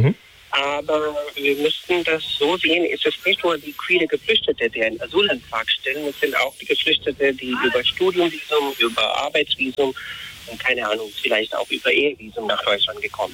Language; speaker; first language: German; non-native, fluent; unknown